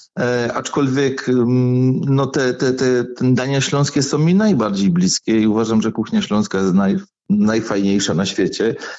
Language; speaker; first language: Polish; native; Polish